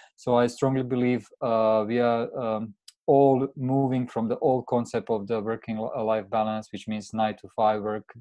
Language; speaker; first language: English; non-native, fluent; Croatian